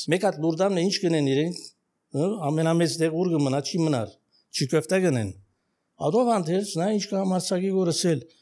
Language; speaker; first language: Armenian; early bilingual, heritage; Armenian